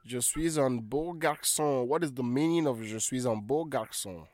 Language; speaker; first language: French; non-native, fluent; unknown